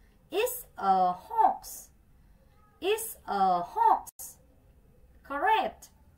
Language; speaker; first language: English; non-native, fluent; Vietnamese